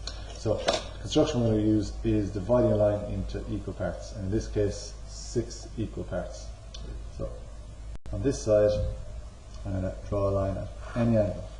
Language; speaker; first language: English; native; English